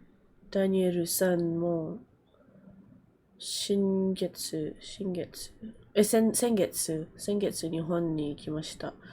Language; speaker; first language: Japanese; non-native, learner; English